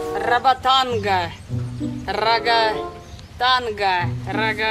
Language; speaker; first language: Portuguese; non-native, fluent; Russian